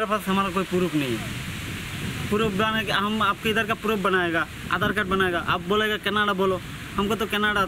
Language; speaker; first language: Hindi; non-native, learner; Bangla